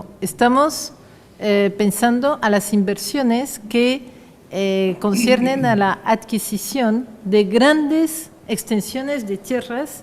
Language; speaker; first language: Spanish; non-native, fluent; French